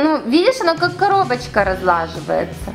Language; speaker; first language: Russian; native; Russian